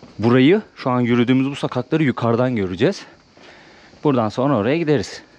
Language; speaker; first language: Turkish; native; Turkish